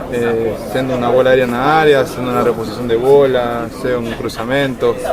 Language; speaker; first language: Portuguese; non-native, fluent; Spanish